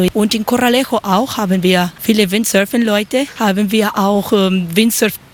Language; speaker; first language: German; non-native, learner; Spanish